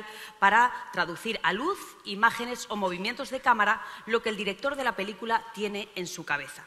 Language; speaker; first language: Spanish; native; Spanish